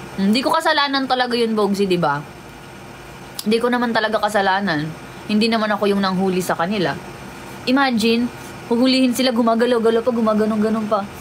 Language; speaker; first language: Filipino; non-native, local second language; Waray